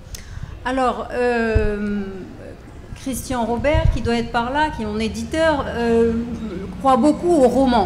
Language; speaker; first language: French; native; French